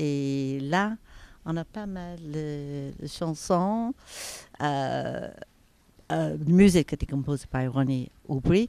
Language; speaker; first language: French; non-native, fluent; English